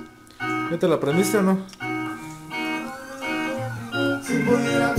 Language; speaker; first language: Spanish; native; Spanish